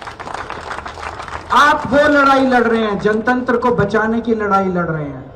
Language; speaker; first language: Hindi; native; Hindi